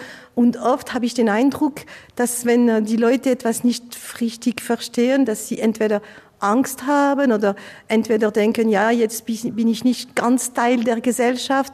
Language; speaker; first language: German; non-native, local second language; French